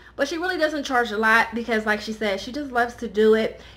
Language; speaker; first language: English; native; English